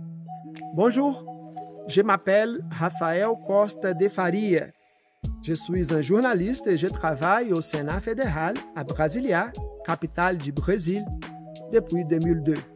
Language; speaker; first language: French; non-native, fluent; Portuguese